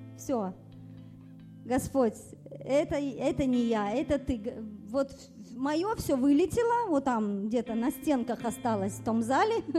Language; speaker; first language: Russian; early bilingual, other home language; German